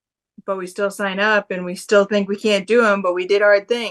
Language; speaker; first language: English; native; English